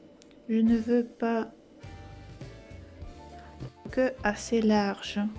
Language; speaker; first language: French; non-native, fluent; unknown